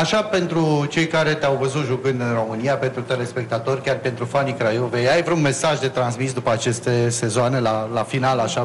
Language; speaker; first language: Romanian; native; Romanian